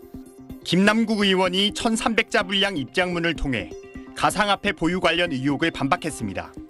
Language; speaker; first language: Korean; native; Korean